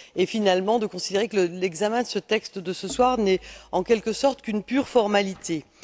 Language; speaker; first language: French; native; French